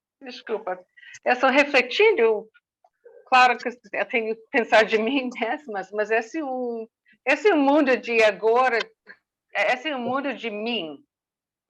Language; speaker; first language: Portuguese; non-native, learner; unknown